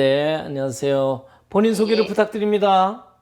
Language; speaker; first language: Korean; native; Korean